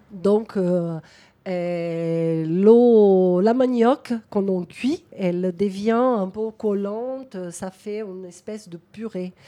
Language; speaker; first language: French; non-native, fluent; Portuguese